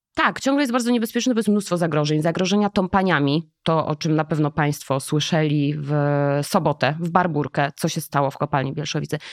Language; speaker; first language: Polish; native; Polish